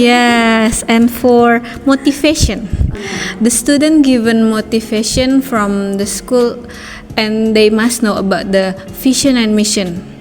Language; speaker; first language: English; non-native, learner; Indonesian